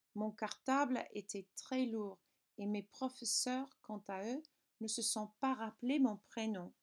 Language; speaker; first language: French; non-native, fluent; English